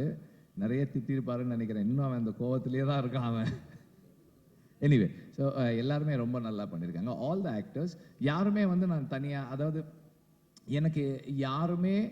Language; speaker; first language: Tamil; native; Tamil